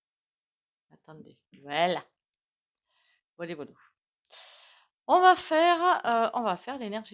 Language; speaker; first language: French; native; French